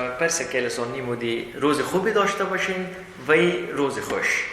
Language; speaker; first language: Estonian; non-native, learner; Pashto